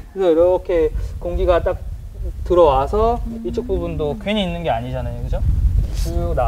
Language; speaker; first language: Korean; native; Korean